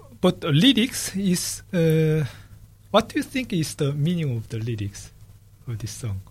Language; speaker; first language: English; non-native, fluent; Korean